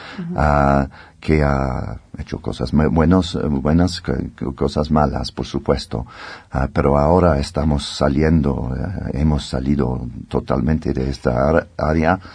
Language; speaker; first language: Spanish; non-native, fluent; English